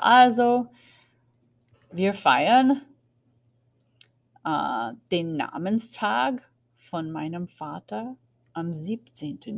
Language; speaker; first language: German; non-native, fluent; English